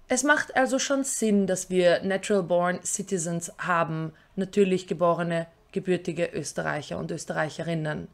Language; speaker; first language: German; early bilingual, other home language; Albanian